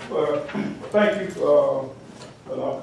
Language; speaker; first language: English; native; English